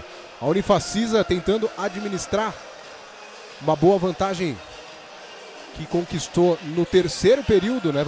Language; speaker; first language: Portuguese; native; Portuguese